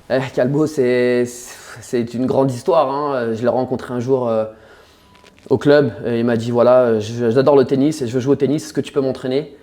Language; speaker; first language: French; native; French